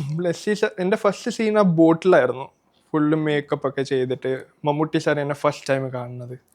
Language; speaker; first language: Malayalam; non-native, local second language; Gujarati